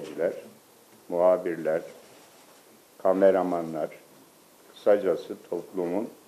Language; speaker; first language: Turkish; native; Turkish